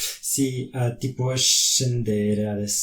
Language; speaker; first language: Italian; non-native, learner; French